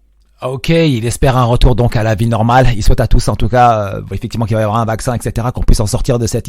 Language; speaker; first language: French; native; French